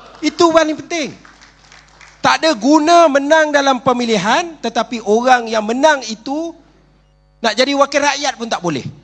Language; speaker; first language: Malay; native; Malay